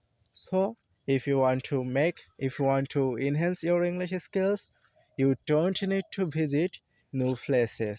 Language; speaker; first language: English; non-native, learner; Bangla